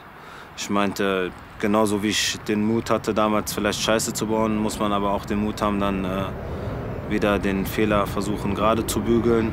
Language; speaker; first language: German; early bilingual, other home language; French